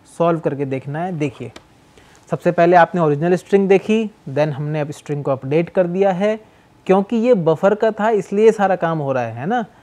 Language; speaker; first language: Hindi; native; Hindi